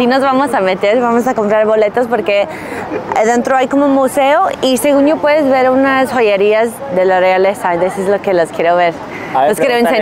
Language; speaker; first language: Spanish; non-native, fluent; English